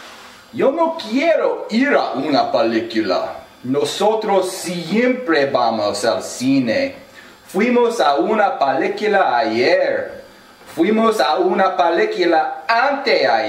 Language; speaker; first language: Spanish; non-native, learner; English